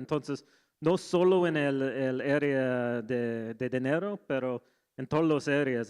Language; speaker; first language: Spanish; non-native, learner; English